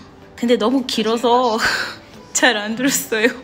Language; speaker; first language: Korean; non-native, learner; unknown